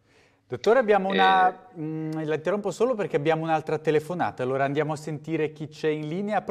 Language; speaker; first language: Italian; native; Italian